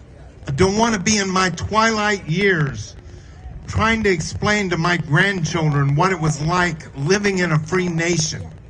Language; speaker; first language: English; native; English